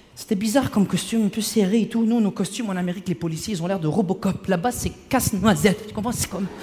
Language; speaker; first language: French; early bilingual, other home language; Arabic